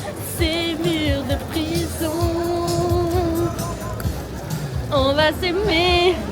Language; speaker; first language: French; native; French